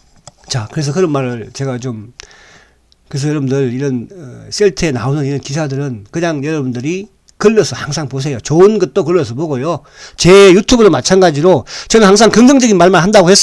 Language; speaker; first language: Korean; native; Korean